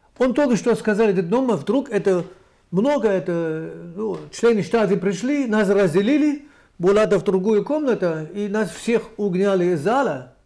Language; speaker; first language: Russian; non-native, fluent; German